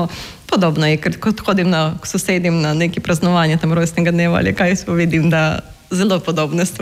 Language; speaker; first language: Slovenian; non-native, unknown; Ukrainian